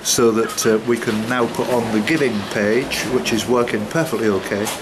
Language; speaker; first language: English; native; English